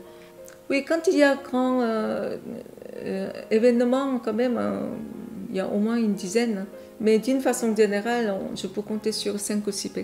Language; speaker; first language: French; non-native, fluent; Korean